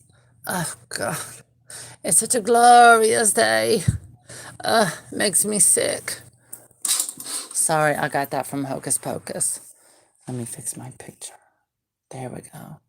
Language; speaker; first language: English; native; English